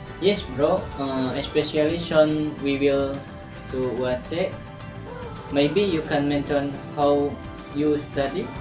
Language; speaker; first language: English; non-native, learner; Indonesian